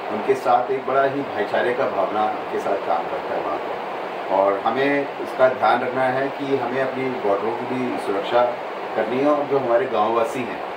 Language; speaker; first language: Hindi; native; Hindi